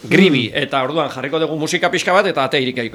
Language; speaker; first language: Basque; native; Basque